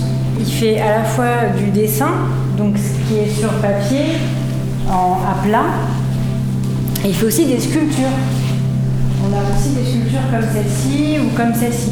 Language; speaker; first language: French; native; French